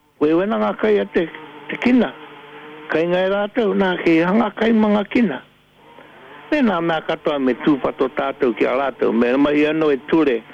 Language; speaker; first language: Māori; native; Māori